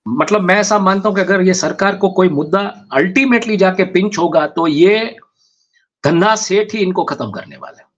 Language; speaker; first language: Hindi; non-native, local second language; Gujarati